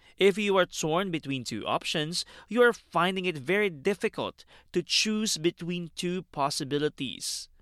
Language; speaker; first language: English; non-native, fluent; Filipino